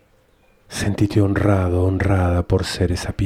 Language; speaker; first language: Spanish; native; Spanish